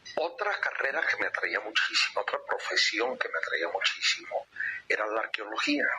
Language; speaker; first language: Spanish; native; Spanish